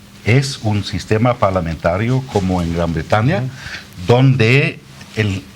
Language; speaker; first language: Spanish; non-native, fluent; German